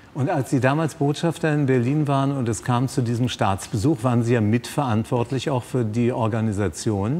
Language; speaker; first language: German; native; German